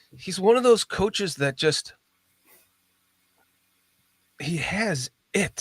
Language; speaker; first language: English; native; English